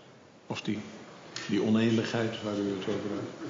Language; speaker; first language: Dutch; native; Dutch